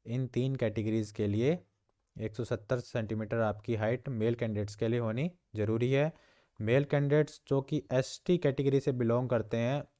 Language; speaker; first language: Hindi; native; Hindi